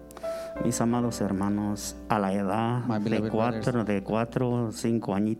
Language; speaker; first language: Spanish; native; Spanish